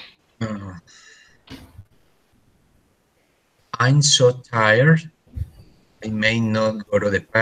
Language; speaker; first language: English; non-native, learner; Spanish